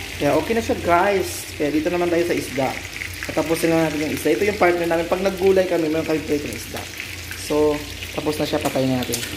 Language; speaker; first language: Filipino; non-native, local second language; Cebuano